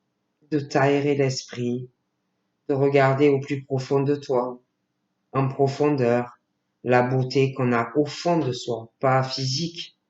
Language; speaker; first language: French; native; French